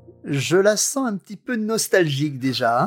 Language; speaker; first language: French; native; French